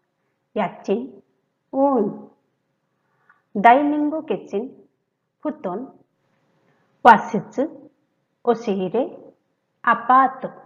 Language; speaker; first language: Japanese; non-native, fluent; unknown